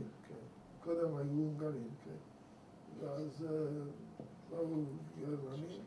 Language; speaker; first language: Hebrew; non-native, fluent; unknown